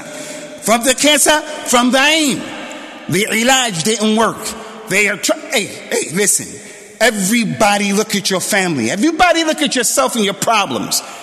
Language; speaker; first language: English; native; English